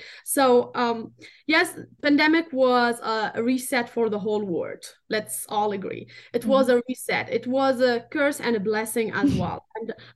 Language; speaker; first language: English; non-native, fluent; Arabic